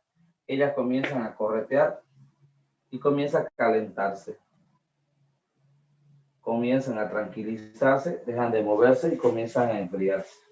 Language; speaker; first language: Spanish; native; Spanish